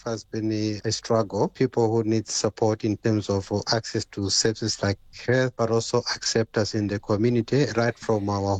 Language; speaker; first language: English; non-native, local second language; Nyanja